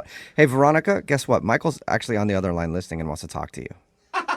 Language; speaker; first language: English; native; English